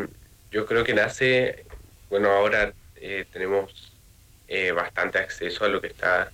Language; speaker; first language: Spanish; native; Spanish